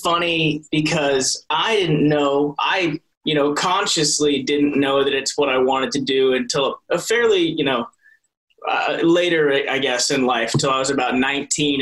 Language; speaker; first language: English; native; English